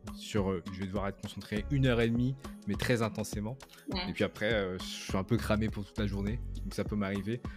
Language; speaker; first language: French; native; French